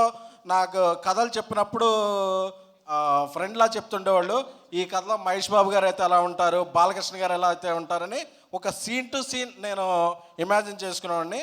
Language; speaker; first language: Telugu; native; Telugu